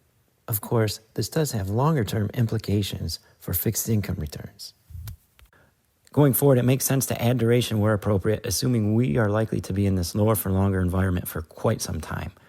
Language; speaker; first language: English; native; English